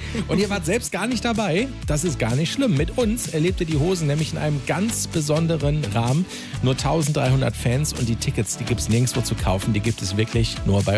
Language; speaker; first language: German; native; German